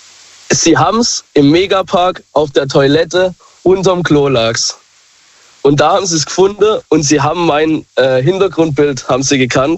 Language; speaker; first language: German; native; German